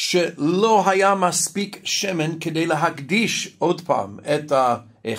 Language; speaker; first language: Hebrew; non-native, fluent; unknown